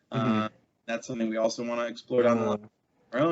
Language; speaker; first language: English; native; English